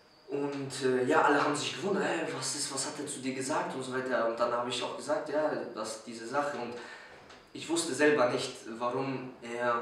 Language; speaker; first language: German; early bilingual, other home language; Polish